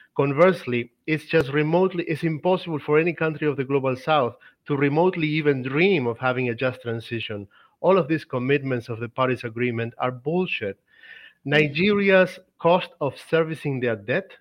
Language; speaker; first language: English; non-native, fluent; Spanish